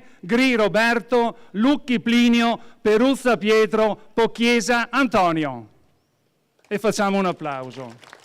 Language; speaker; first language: Italian; native; Italian